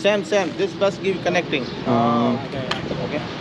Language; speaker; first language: English; non-native, learner; Hindi